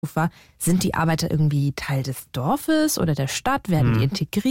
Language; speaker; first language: German; native; German